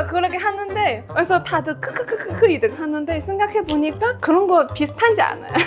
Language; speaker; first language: Korean; non-native, fluent; Chinese